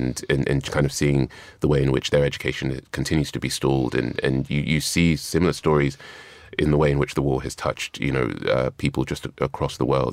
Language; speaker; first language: English; non-native, local second language; Yoruba